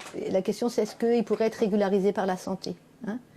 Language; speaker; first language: French; native; French